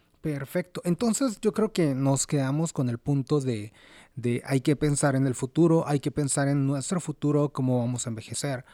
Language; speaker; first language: Spanish; native; Spanish